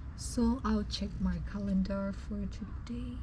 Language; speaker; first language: English; non-native, fluent; Lao